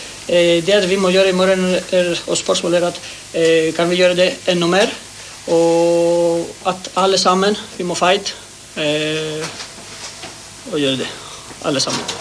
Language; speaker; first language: Norwegian; non-native, learner; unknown